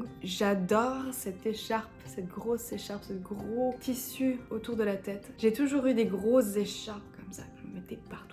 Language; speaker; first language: French; native; French